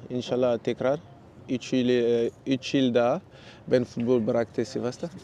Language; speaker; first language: Turkish; non-native, learner; French